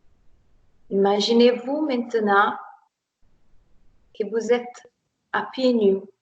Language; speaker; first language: French; non-native, fluent; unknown